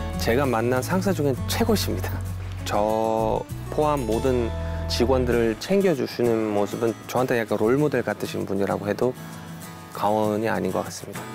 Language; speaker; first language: Korean; non-native, fluent; Uzbek